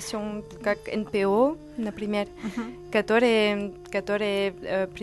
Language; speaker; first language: Russian; non-native, learner; French